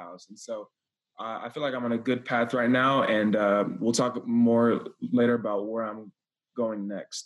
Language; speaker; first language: English; native; English